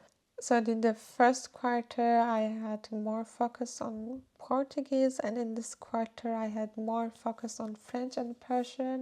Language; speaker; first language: English; non-native, fluent; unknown